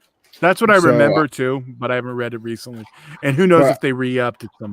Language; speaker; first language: English; native; English